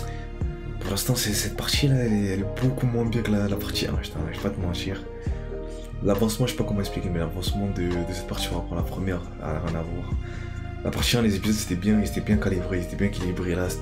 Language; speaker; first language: French; native; French